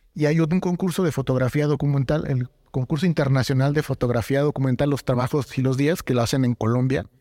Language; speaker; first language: Spanish; native; Spanish